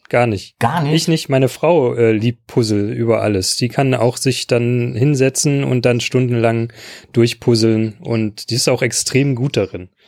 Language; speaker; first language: German; native; German